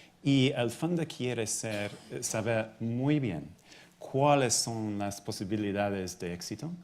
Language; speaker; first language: Spanish; non-native, fluent; English